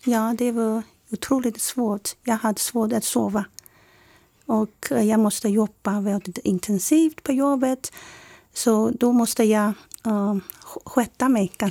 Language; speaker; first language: Swedish; non-native, fluent; Chinese